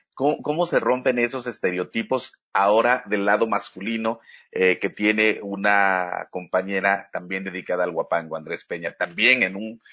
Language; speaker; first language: Spanish; native; Spanish